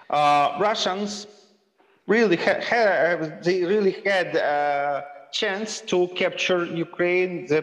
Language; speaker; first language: English; non-native, fluent; Ukrainian